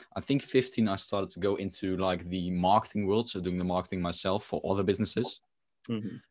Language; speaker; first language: English; non-native, fluent; Dutch